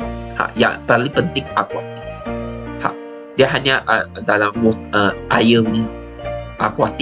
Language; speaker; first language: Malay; non-native, local second language; Chinese